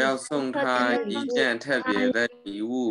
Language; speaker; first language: Chinese; non-native, learner; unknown